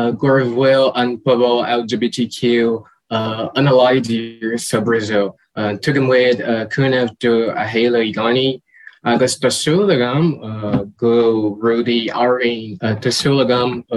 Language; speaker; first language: Irish; non-native, learner; Portuguese